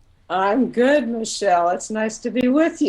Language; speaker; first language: English; native; English